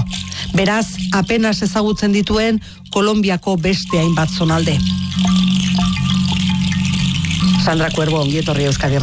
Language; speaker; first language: Basque; native; Basque